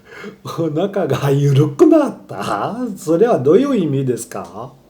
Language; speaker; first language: Japanese; non-native, fluent; Portuguese